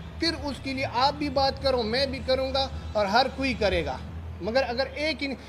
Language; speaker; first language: Urdu; non-native, local second language; Pashto